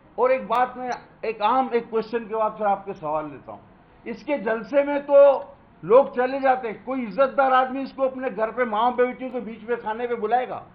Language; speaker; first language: Urdu; non-native, local second language; Sindhi